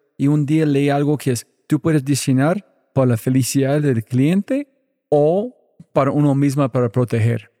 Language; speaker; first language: Spanish; non-native, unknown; English